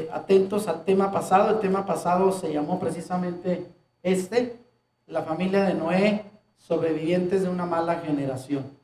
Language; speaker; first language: Spanish; native; Spanish